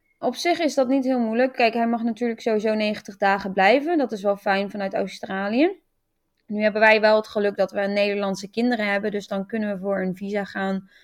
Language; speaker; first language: Dutch; native; Dutch